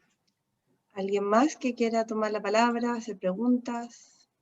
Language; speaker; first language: Spanish; native; Spanish